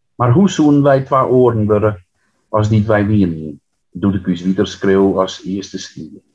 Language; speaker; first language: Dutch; non-native, local second language; Western Frisian